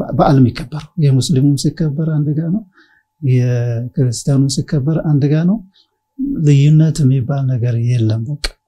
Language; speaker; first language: Amharic; native; Amharic